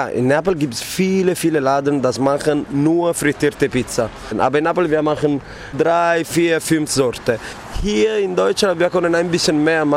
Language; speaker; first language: German; non-native, fluent; Italian